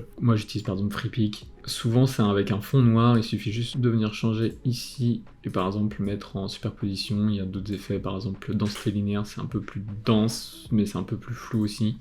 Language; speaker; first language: French; native; French